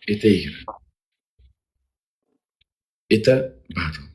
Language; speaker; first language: Russian; non-native, local second language; Uzbek